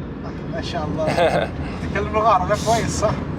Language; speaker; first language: Arabic; native; Arabic